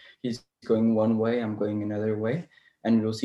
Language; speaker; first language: English; non-native, fluent; Portuguese